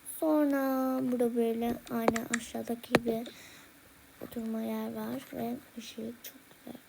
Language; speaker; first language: Turkish; early bilingual, heritage; Turkish